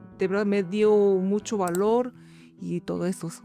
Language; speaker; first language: Spanish; non-native, learner; Korean